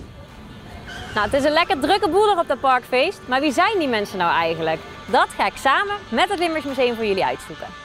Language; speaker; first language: Dutch; native; Dutch